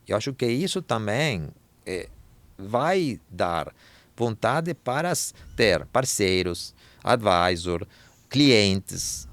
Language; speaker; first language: Portuguese; non-native, fluent; Italian